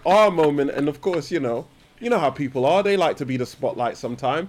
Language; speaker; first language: English; native; English